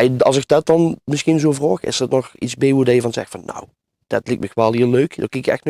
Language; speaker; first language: Dutch; native; Dutch